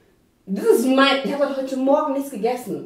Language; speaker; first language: German; non-native, fluent; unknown